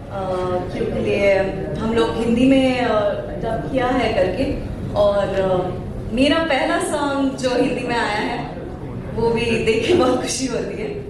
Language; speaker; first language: Hindi; non-native, local second language; Kannada